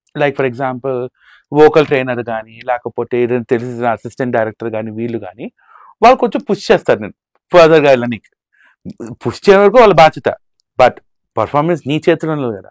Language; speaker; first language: Telugu; native; Telugu